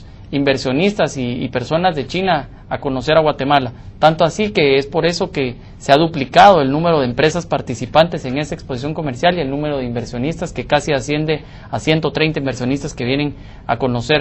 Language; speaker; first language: Spanish; native; Spanish